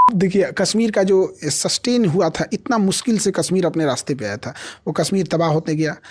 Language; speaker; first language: Hindi; native; Hindi